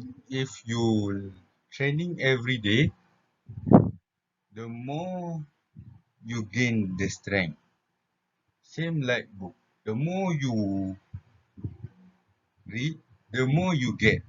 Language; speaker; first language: English; non-native, local second language; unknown